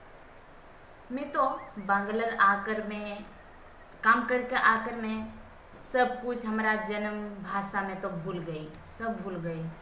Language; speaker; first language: Hindi; non-native, local second language; Santali